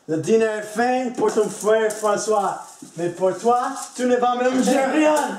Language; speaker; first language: French; non-native, learner; English